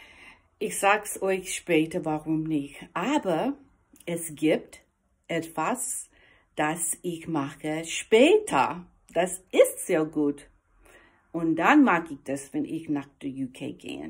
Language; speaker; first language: German; non-native, learner; English